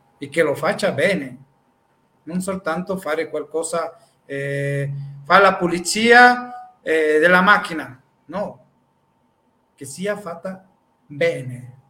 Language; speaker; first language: Italian; non-native, fluent; Spanish